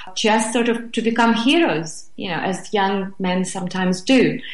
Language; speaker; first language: English; non-native, fluent; Russian